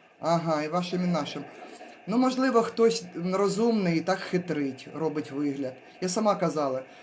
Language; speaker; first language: Ukrainian; native; Ukrainian